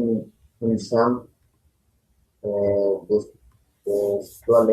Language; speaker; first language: French; non-native, learner; Spanish